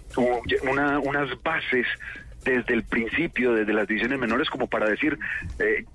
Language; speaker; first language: Spanish; native; Spanish